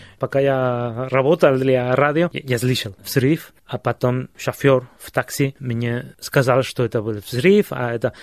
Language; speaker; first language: Russian; non-native, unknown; Spanish